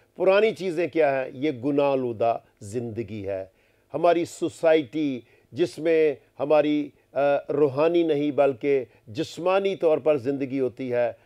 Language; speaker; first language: Urdu; non-native, local second language; Punjabi